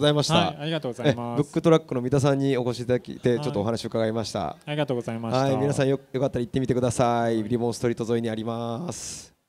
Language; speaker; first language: Japanese; native; Japanese